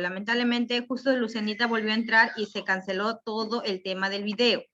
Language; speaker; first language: Spanish; native; Spanish